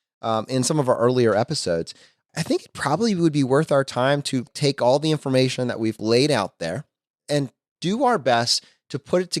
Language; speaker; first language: English; native; English